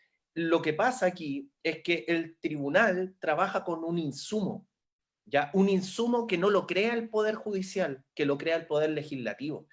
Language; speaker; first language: Spanish; native; Spanish